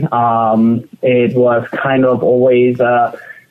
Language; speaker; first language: English; non-native, fluent; German